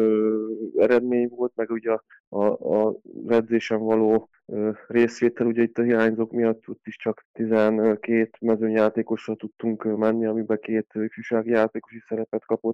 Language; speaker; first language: Hungarian; native; Hungarian